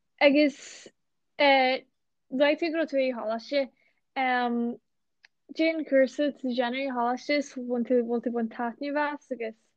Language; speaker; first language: Irish; native; Irish